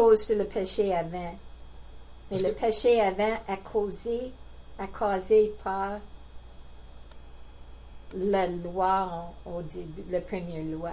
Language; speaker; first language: French; non-native, learner; English